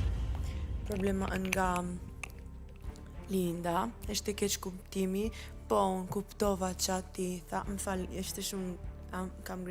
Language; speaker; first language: Albanian; early bilingual, heritage; English